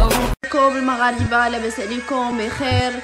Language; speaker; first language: Arabic; native; Arabic